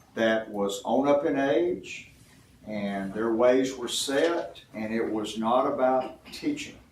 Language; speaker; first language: English; native; English